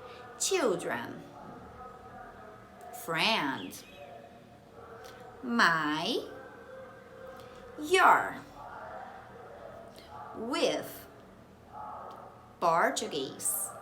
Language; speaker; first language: English; non-native, fluent; Portuguese